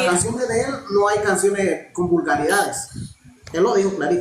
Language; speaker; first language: Spanish; non-native, local second language; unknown